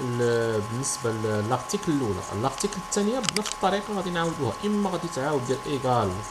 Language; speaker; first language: Arabic; native; Arabic